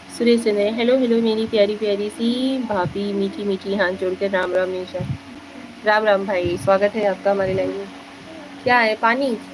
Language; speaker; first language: Hindi; native; Hindi